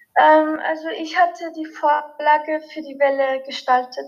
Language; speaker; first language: German; early bilingual, other home language; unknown